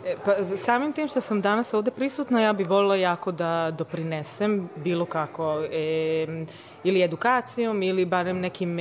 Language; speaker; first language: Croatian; early bilingual, other home language; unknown